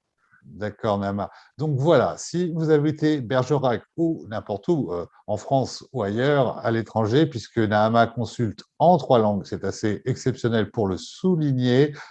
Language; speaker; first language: French; native; French